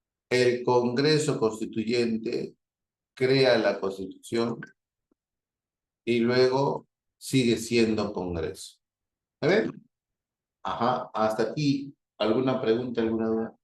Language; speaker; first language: Spanish; native; Spanish